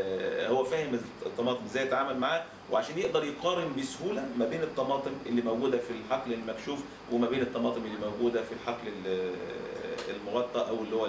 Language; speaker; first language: Arabic; native; Arabic